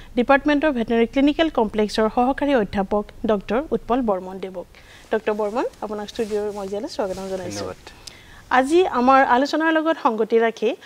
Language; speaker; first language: Assamese; native; Assamese